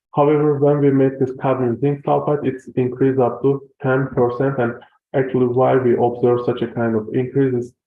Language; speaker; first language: English; non-native, fluent; Turkish